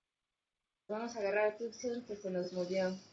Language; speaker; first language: Spanish; native; Spanish